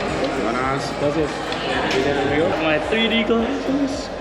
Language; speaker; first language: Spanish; non-native, learner; English